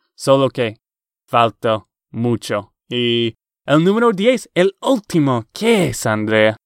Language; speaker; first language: Spanish; non-native, learner; English